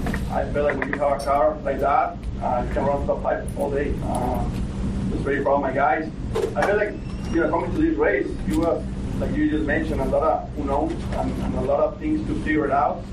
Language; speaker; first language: English; non-native, fluent; Spanish